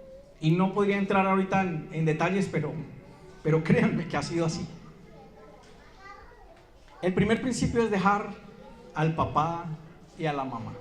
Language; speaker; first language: Spanish; native; Spanish